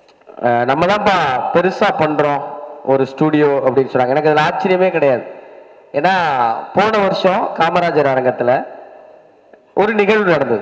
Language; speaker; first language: Tamil; native; Tamil